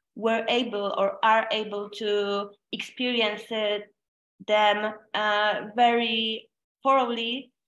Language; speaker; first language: English; non-native, fluent; Polish